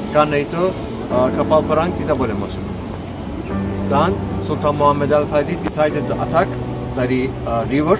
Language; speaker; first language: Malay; non-native, learner; Turkish